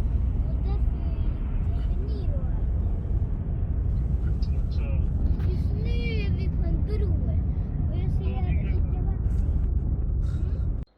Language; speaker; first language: Swedish; early bilingual, other home language; Urdu